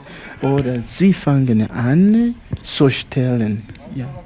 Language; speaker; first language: German; non-native, learner; Swahili